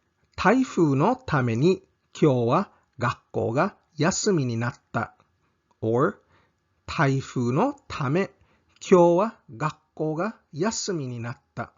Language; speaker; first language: Japanese; non-native, fluent; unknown